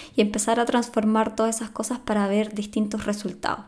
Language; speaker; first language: Spanish; native; Spanish